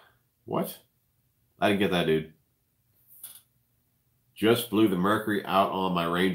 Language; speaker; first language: English; native; English